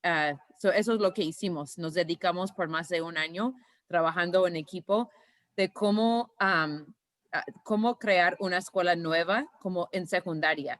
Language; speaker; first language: Spanish; early bilingual, heritage; Spanish